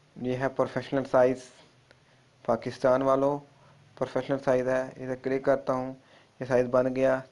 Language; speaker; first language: Urdu; non-native, local second language; Punjabi